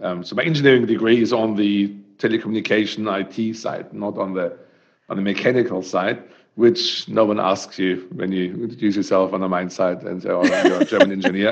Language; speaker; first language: English; non-native, fluent; German